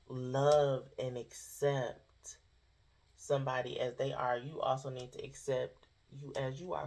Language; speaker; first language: English; native; English